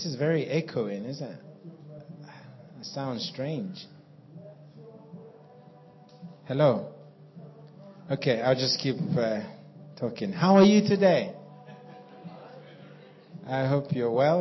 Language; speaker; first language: English; non-native, local second language; Igbo